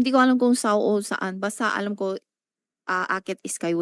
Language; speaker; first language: Filipino; non-native, learner; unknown